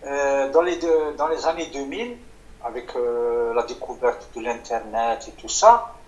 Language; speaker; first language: French; non-native, local second language; Arabic